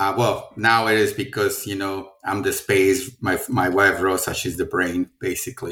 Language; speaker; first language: English; non-native, fluent; Spanish